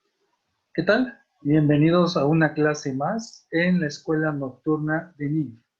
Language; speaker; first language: Spanish; native; Spanish